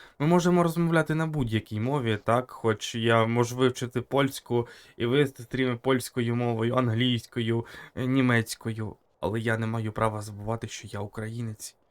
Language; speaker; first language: Ukrainian; native; Ukrainian